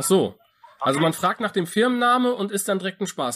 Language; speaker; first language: German; native; German